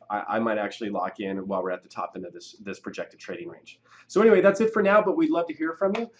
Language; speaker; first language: English; native; English